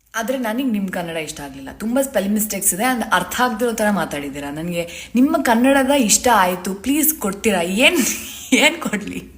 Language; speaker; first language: Kannada; native; Kannada